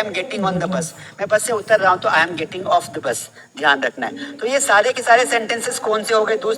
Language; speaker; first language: Hindi; native; Hindi